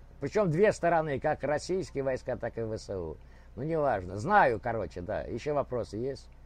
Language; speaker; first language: Russian; native; Russian